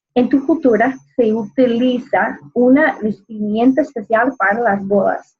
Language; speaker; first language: Spanish; non-native, fluent; English